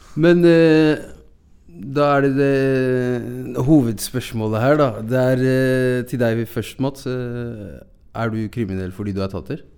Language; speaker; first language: Norwegian; native; Norwegian